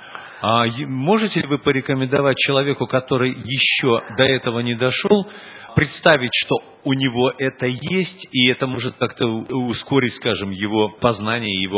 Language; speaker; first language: Russian; native; Russian